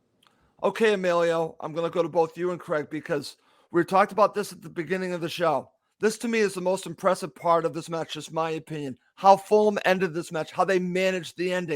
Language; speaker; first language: English; native; English